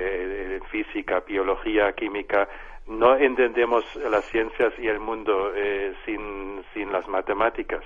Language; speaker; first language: Spanish; non-native, fluent; German